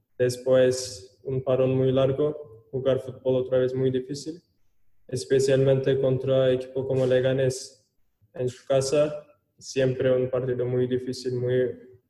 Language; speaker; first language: Spanish; non-native, learner; Turkish